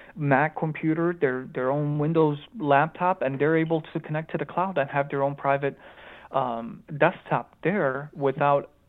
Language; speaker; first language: English; early bilingual, other home language; Romanian